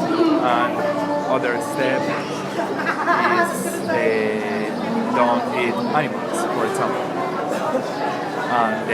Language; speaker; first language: English; non-native, learner; Spanish